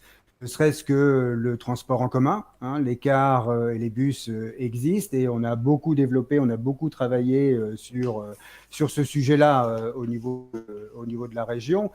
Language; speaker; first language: French; native; French